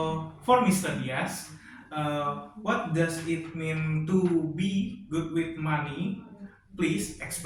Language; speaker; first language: English; non-native, learner; Indonesian